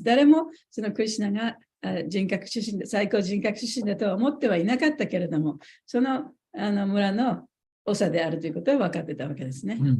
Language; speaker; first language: Japanese; native; Japanese